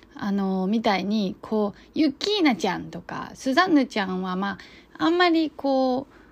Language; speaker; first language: Japanese; non-native, fluent; Chinese